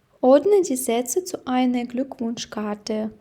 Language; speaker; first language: German; non-native, fluent; Ukrainian